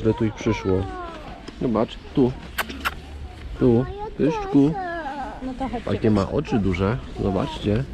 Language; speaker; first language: Polish; native; Polish